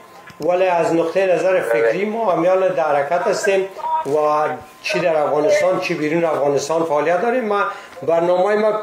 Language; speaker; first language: Persian; native; Persian